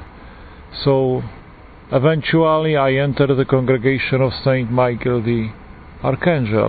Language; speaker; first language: English; non-native, fluent; Polish